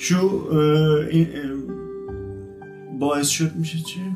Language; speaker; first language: Turkish; non-native, fluent; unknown